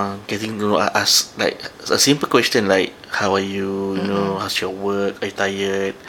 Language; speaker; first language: English; non-native, local second language; Malay